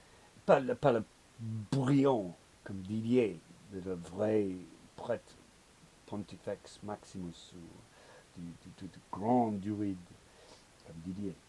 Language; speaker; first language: French; non-native, learner; English